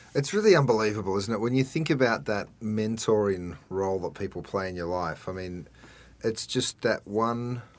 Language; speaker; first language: English; native; English